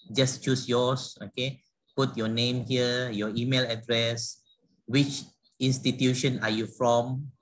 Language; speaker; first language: English; non-native, local second language; Malay